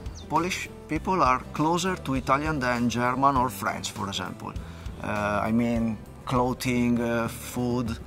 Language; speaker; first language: English; non-native, fluent; Italian